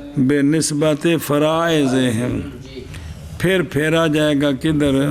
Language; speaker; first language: Urdu; non-native, local second language; Punjabi